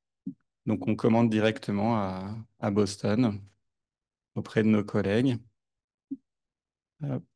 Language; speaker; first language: French; native; French